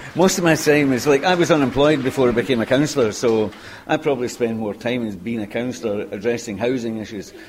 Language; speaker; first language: English; native; English